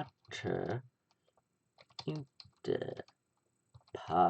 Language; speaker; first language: Swedish; non-native, learner; English